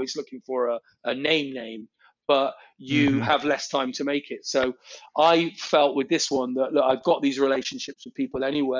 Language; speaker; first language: English; native; English